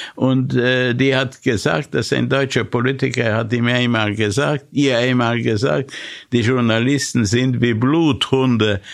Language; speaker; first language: German; non-native, fluent; Hungarian